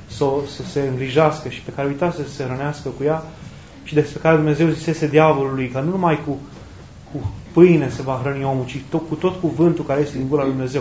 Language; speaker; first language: Romanian; native; Romanian